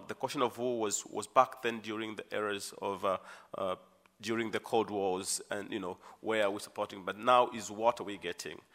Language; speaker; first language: English; non-native, local second language; Swahili